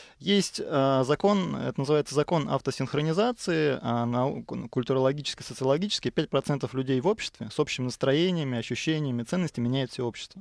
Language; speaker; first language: Russian; native; Russian